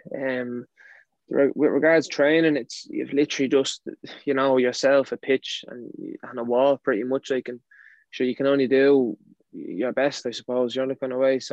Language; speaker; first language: English; native; English